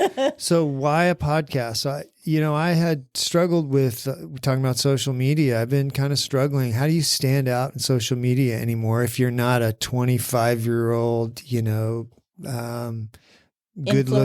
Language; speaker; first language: English; native; English